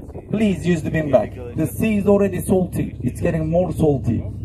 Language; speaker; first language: English; non-native, fluent; Turkish